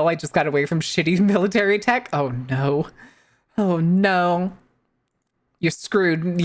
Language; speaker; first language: English; native; English